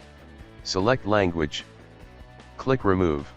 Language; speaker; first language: English; non-native, local second language; Tamil